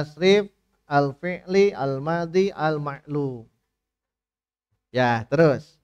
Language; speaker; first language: Arabic; non-native, fluent; Indonesian